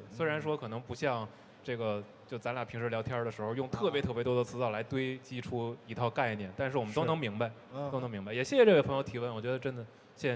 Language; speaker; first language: Chinese; native; Chinese